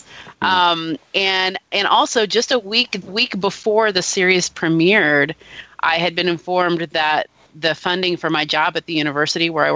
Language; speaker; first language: English; native; English